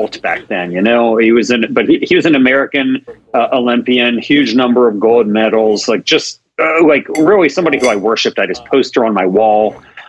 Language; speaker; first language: English; native; English